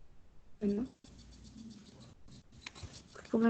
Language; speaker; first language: French; non-native, local second language; Arabic